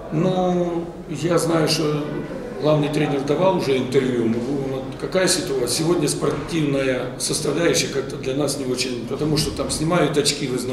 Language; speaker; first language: Ukrainian; non-native, local second language; Russian